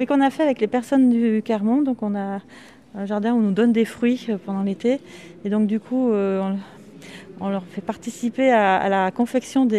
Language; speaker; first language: French; native; French